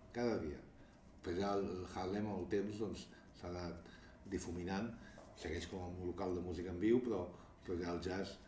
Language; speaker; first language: Catalan; native; Catalan